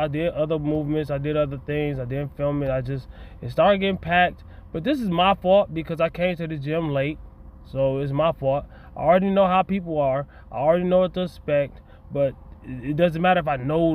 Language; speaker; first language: English; native; English